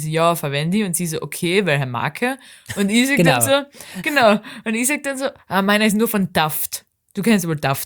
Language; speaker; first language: German; native; German